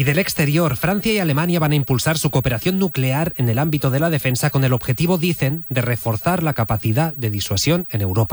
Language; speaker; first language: Spanish; native; Spanish